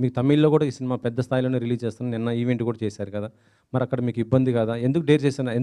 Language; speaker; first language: Telugu; native; Telugu